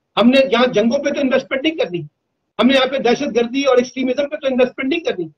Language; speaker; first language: Urdu; native; Urdu